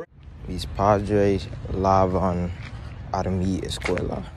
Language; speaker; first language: Spanish; non-native, learner; English